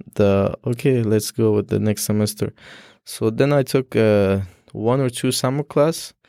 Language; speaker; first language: English; non-native, learner; Persian